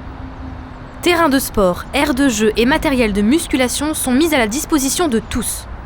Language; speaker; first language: French; native; French